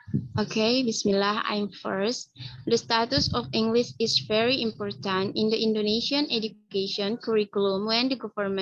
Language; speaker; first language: English; non-native, learner; Indonesian